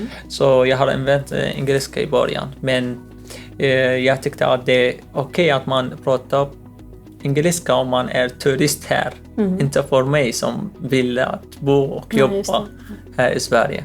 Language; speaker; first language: Swedish; non-native, learner; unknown